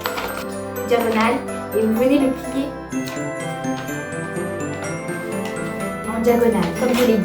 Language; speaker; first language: French; native; French